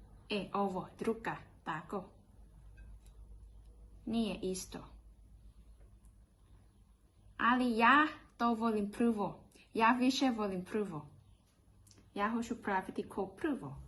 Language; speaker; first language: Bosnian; non-native, learner; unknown